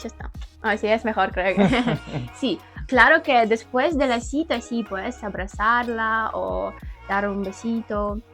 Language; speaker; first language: Spanish; non-native, learner; Ukrainian